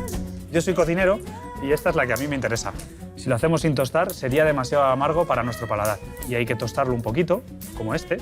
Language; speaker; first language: Spanish; native; Spanish